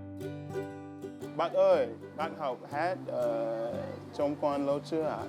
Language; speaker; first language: Vietnamese; non-native, learner; English